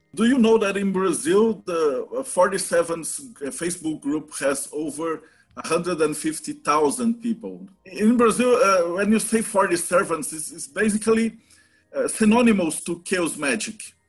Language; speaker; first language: English; non-native, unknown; Portuguese